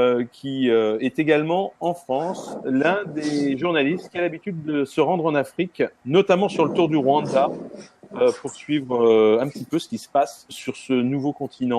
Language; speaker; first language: French; native; French